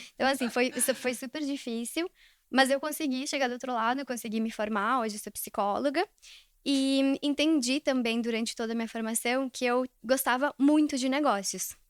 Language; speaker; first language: Portuguese; early bilingual, other home language; Spanish